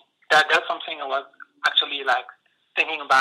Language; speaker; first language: English; non-native, fluent; French